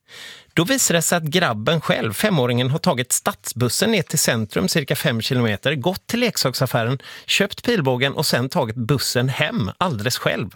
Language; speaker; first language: Swedish; native; Swedish